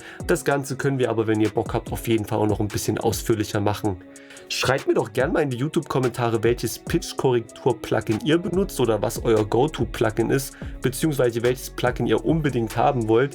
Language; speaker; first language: German; native; German